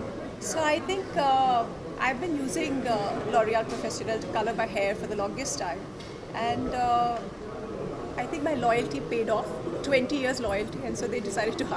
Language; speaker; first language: English; non-native, local second language; Hindi